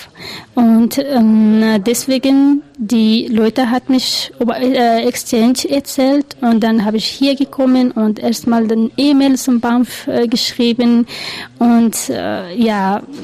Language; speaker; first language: German; non-native, learner; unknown